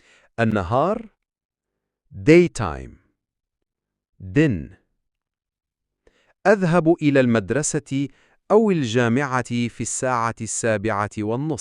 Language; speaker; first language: Arabic; non-native, fluent; Urdu